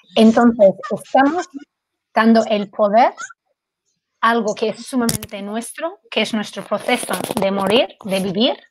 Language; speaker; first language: Spanish; non-native, fluent; English